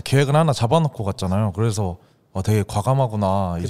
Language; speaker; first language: Korean; native; Korean